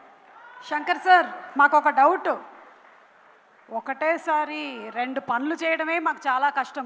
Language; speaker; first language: Telugu; native; Telugu